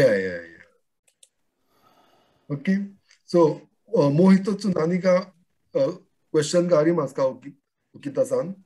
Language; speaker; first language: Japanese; non-native, learner; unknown